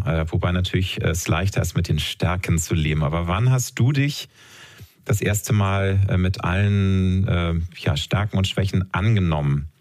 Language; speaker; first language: German; native; German